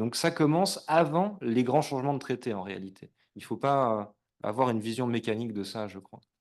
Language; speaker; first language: French; native; French